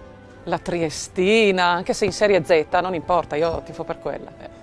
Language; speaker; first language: Italian; native; Italian